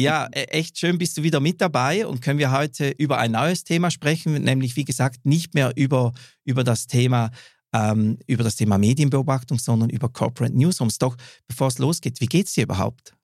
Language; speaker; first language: German; native; German